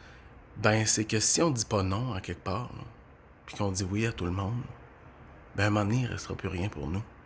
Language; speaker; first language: French; native; French